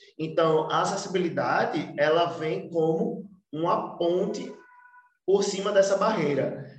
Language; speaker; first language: Portuguese; native; Portuguese